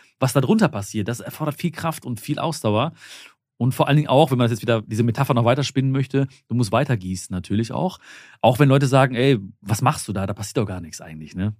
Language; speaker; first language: German; early bilingual, other home language; Malayalam